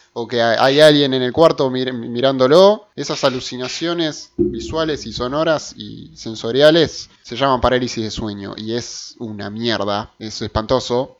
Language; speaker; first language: Spanish; native; Spanish